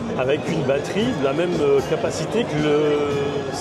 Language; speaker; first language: French; native; French